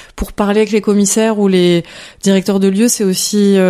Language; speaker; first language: French; native; French